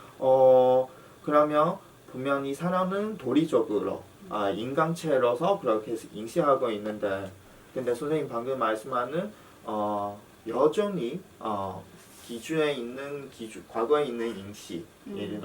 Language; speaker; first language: Korean; non-native, fluent; Chinese